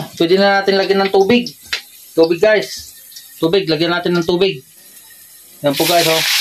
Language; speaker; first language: Filipino; non-native, local second language; Iloko